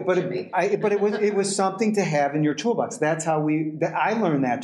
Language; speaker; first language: English; native; English